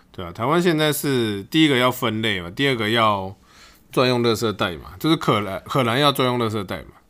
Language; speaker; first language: Chinese; native; Chinese